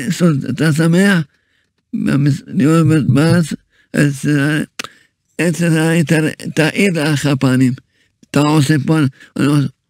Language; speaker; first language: Hebrew; early bilingual, other home language; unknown